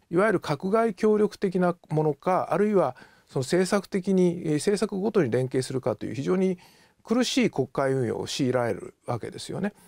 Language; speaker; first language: Japanese; native; Japanese